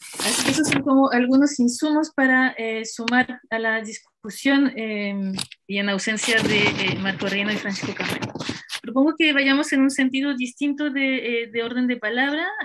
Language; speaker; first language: Spanish; non-native, fluent; French